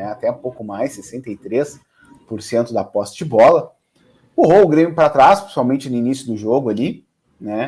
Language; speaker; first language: Portuguese; native; Portuguese